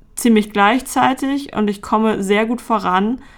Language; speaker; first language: German; native; German